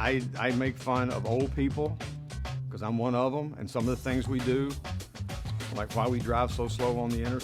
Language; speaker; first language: English; native; English